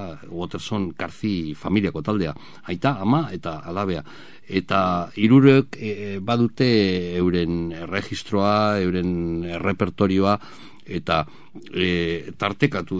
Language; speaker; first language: Basque; native; Basque